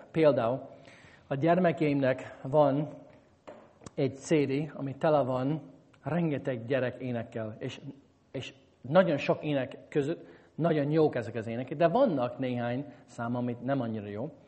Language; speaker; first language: Hungarian; non-native, fluent; English